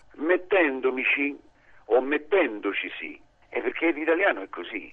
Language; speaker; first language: Italian; native; Italian